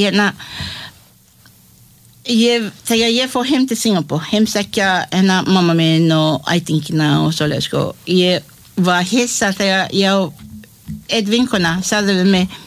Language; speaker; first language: Icelandic; non-native, learner; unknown